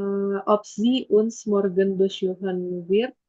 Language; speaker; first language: German; non-native, learner; Indonesian